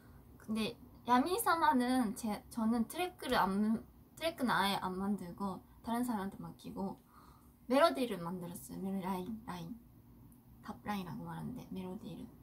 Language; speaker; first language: Korean; non-native, fluent; Japanese